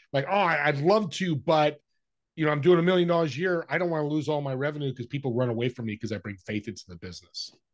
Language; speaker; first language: English; native; English